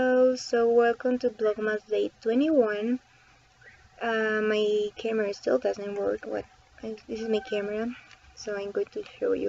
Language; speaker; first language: English; non-native, fluent; Spanish